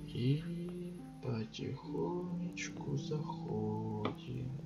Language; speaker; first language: Russian; native; Russian